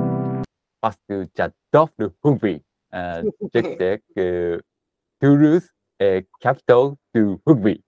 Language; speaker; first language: French; non-native, learner; Japanese